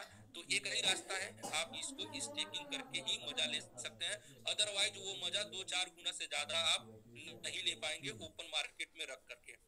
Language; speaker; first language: Hindi; native; Hindi